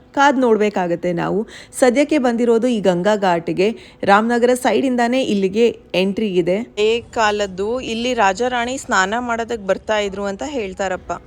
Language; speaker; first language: Kannada; native; Kannada